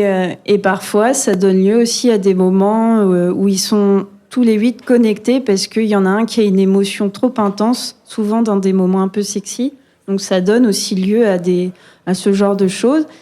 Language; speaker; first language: French; native; French